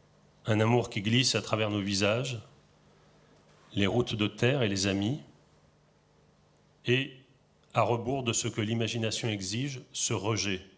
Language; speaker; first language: French; native; French